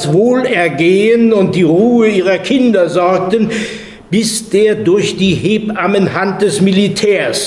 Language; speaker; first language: German; native; German